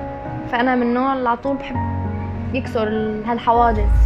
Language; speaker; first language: Arabic; native; Arabic